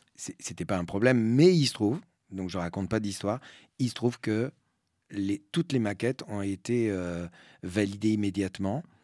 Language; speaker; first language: French; early bilingual, other home language; Spanish